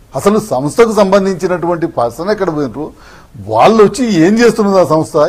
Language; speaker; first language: Telugu; native; Telugu